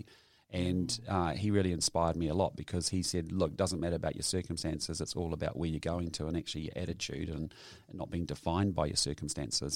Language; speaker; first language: English; native; English